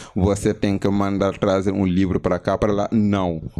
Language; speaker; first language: Portuguese; non-native, fluent; Wolof